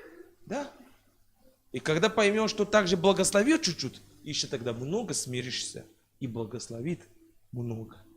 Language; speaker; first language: Russian; non-native, fluent; French